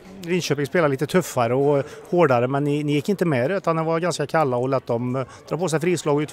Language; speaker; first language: Swedish; native; Swedish